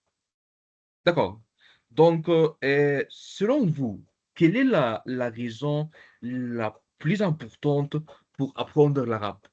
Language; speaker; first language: French; non-native, local second language; Arabic